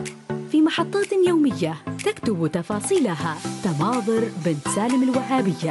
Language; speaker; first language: Arabic; native; Arabic